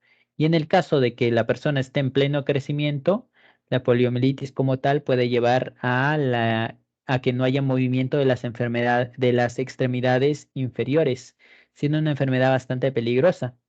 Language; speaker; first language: Spanish; native; Spanish